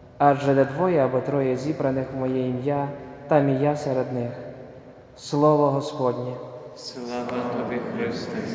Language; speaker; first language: Ukrainian; native; Ukrainian